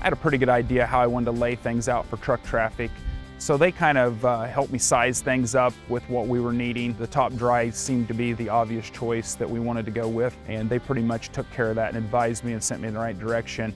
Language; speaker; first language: English; native; English